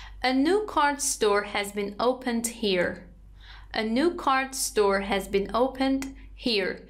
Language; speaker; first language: English; non-native, fluent; Persian